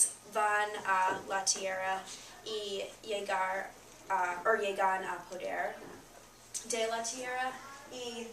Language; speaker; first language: Spanish; non-native, learner; English